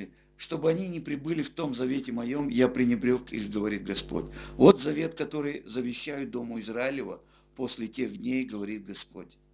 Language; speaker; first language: Russian; native; Russian